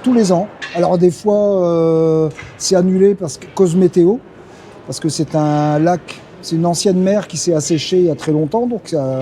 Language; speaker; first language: French; native; French